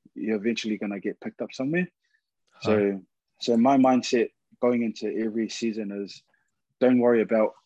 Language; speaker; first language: English; native; English